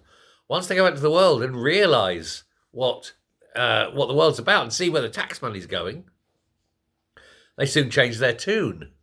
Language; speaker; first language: English; native; English